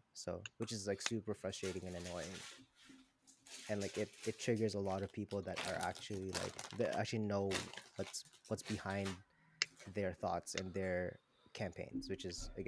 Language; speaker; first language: English; non-native, local second language; Filipino